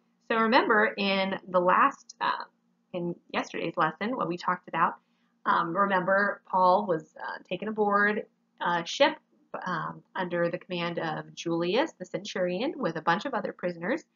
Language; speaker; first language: English; native; English